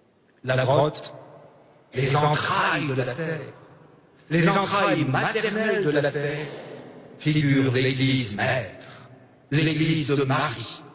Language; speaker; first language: French; native; French